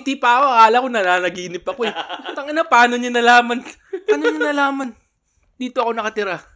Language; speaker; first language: Filipino; native; Filipino